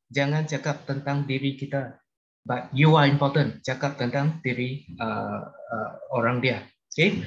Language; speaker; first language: Malay; non-native, local second language; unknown